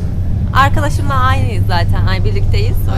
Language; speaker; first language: Turkish; native; Turkish